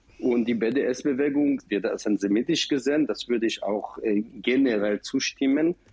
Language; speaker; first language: German; non-native, fluent; Hebrew